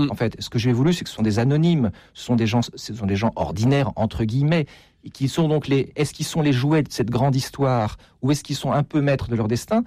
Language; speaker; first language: French; native; French